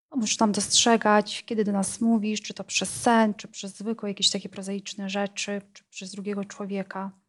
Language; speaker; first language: Polish; non-native, fluent; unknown